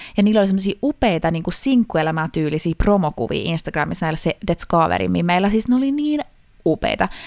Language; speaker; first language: Finnish; native; Finnish